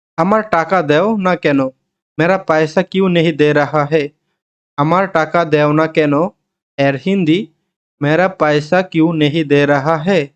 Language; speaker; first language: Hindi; non-native, fluent; Bangla